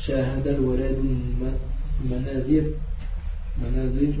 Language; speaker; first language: Arabic; non-native, learner; French